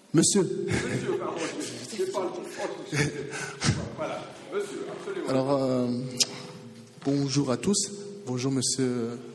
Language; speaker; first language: French; early bilingual, other home language; Portuguese